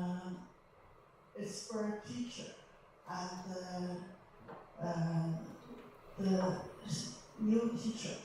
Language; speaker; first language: English; non-native, learner; Chinese